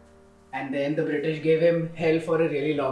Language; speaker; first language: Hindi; native; Hindi